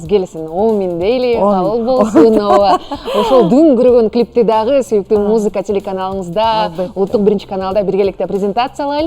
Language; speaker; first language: Kyrgyz; native; Kyrgyz